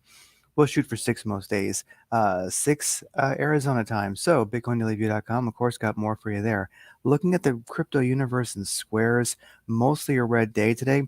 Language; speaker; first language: English; native; English